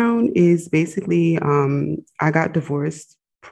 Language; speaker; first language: English; native; English